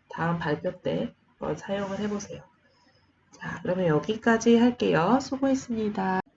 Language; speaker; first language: Korean; native; Korean